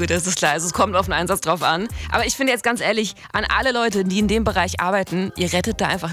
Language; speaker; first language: German; native; German